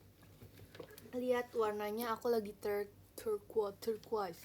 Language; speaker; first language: Indonesian; native; Indonesian